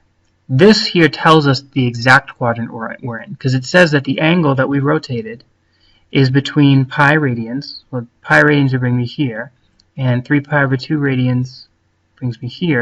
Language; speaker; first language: English; native; English